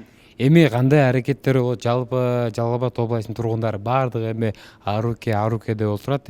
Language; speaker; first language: Kyrgyz; native; Kyrgyz